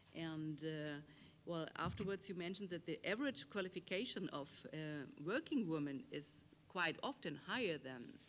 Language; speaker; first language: English; non-native, fluent; German